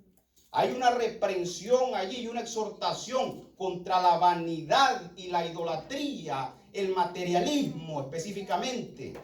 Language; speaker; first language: Spanish; native; Spanish